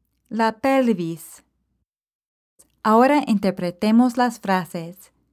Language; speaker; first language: Spanish; non-native, fluent; English